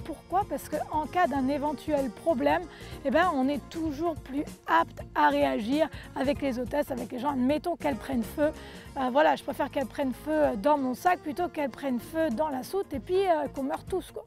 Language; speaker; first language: French; native; French